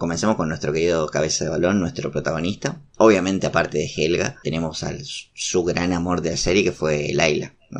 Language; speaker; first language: Spanish; native; Spanish